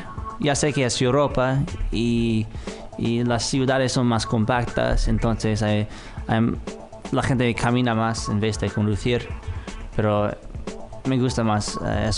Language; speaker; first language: Spanish; non-native, fluent; English